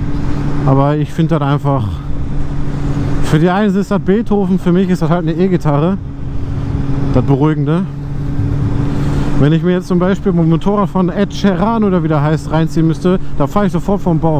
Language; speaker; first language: German; native; German